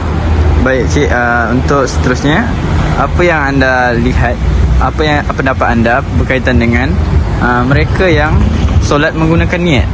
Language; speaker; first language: Malay; native; Malay